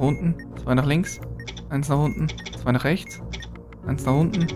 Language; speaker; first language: German; native; German